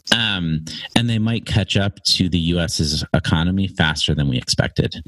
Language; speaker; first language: English; native; English